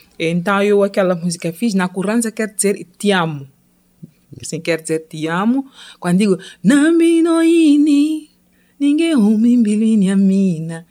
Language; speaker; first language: Portuguese; non-native, local second language; Tsonga